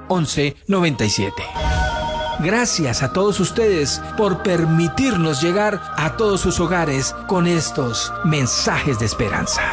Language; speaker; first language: Spanish; native; Spanish